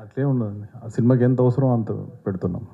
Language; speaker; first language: Telugu; native; Telugu